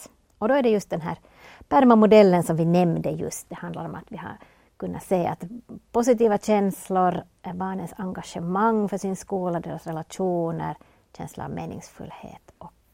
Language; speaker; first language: Swedish; native; Swedish